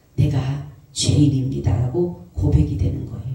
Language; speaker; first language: Korean; native; Korean